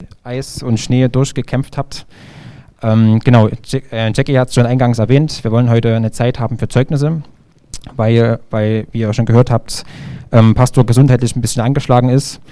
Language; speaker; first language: German; native; German